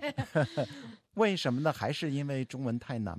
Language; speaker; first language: Chinese; native; Chinese